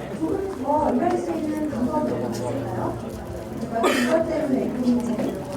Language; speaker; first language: Korean; native; Korean